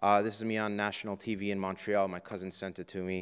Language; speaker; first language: English; native; English